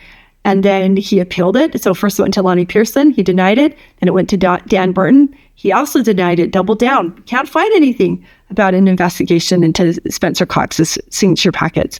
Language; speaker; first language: English; native; English